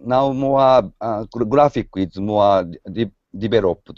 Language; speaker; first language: English; non-native, learner; Japanese